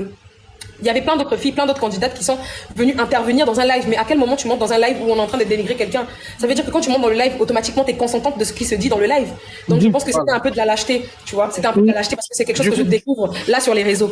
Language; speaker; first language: French; non-native, local second language; Lingala